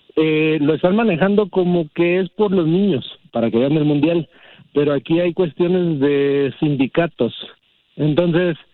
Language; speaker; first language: Spanish; early bilingual, heritage; Spanish